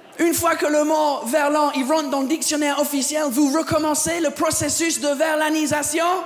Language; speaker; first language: French; non-native, fluent; English